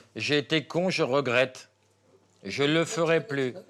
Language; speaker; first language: French; native; French